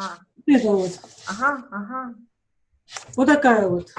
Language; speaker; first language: Russian; native; Russian